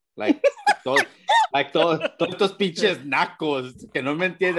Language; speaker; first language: Spanish; early bilingual, heritage; Spanish